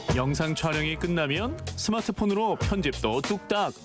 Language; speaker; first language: Korean; native; Korean